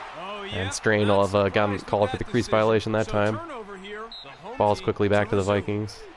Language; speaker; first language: English; native; English